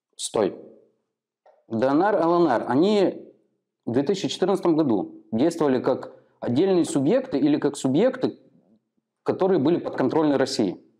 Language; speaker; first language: Russian; non-native, local second language; Ukrainian